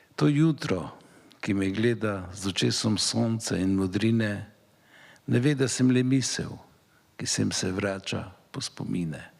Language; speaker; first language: Slovenian; native; Slovenian